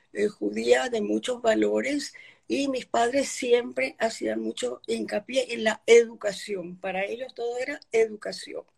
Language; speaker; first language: Spanish; early bilingual, other home language; Polish